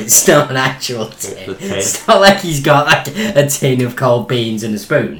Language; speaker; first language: English; native; English